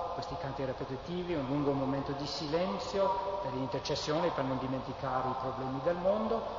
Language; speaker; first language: Italian; non-native, fluent; English